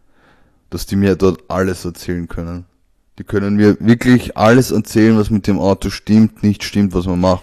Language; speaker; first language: German; native; German